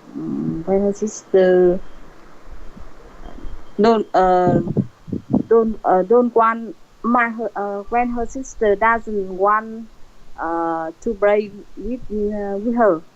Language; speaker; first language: English; non-native, learner; Vietnamese